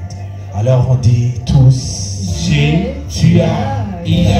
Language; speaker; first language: French; non-native, local second language; Rundi